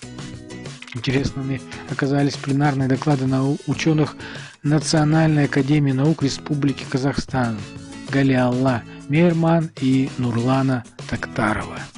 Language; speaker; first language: Russian; native; Russian